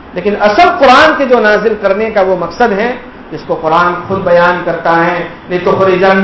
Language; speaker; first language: Urdu; non-native, local second language; Gujarati